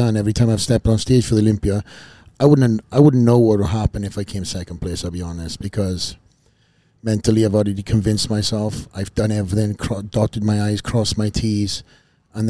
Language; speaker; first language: English; native; English